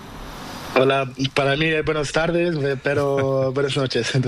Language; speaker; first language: Spanish; non-native, learner; Portuguese